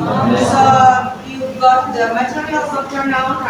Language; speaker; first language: English; non-native, fluent; Indonesian